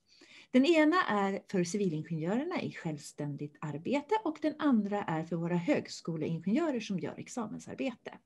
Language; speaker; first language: Swedish; native; Swedish